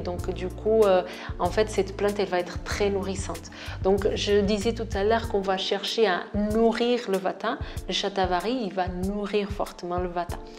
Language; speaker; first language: French; non-native, fluent; Portuguese